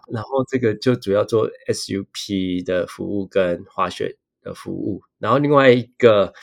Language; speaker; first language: Chinese; native; Chinese